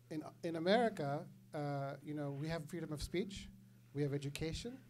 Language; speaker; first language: English; native; English